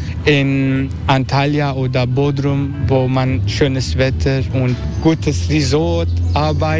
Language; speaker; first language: German; non-native, learner; Turkish